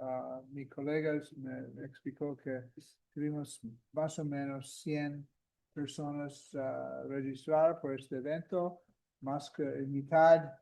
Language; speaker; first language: Spanish; non-native, fluent; English